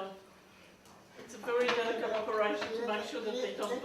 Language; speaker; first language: English; native; English